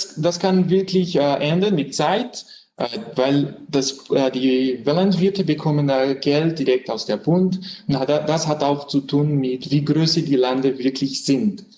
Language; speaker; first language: German; non-native, learner; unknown